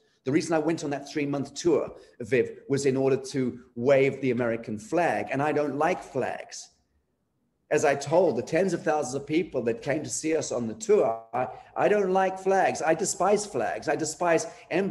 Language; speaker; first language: English; native; English